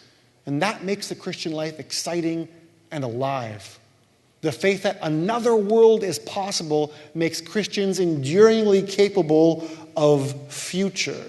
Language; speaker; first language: English; native; English